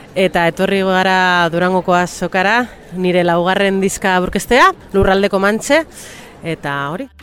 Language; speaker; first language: Basque; non-native, local second language; Spanish